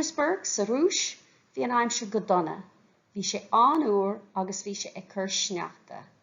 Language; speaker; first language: Irish; non-native, fluent; English